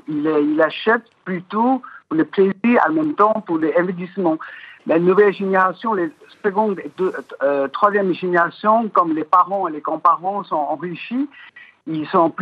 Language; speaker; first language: French; non-native, fluent; Chinese